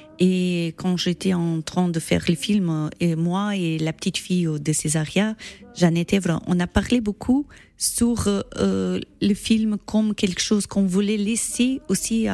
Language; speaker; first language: French; non-native, learner; Portuguese